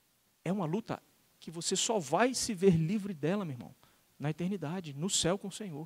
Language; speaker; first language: Portuguese; native; Portuguese